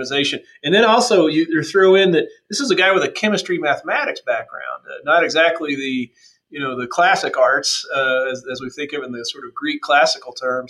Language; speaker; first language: English; native; English